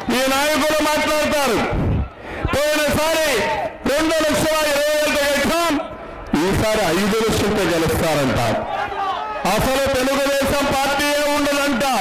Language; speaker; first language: Telugu; native; Telugu